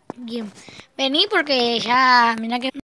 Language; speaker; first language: Spanish; native; Spanish